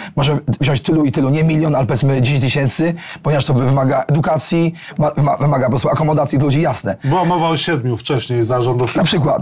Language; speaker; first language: Polish; native; Polish